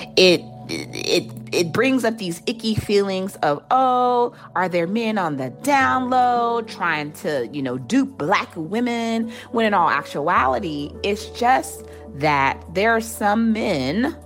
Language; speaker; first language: English; native; English